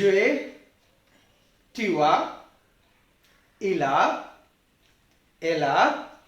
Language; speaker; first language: French; non-native, fluent; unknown